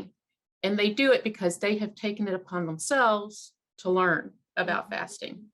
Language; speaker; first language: English; native; English